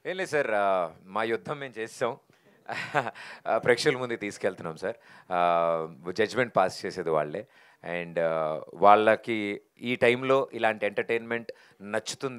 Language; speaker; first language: Telugu; native; Telugu